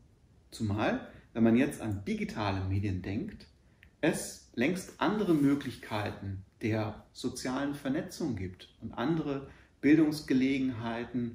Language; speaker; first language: German; native; German